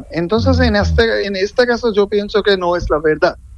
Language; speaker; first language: Spanish; non-native, fluent; Bangla